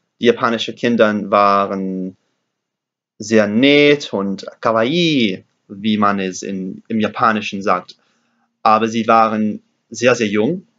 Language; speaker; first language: German; non-native, learner; English